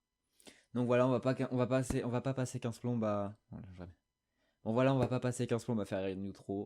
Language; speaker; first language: French; native; French